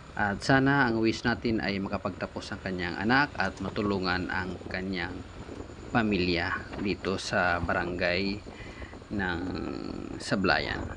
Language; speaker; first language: Filipino; native; Filipino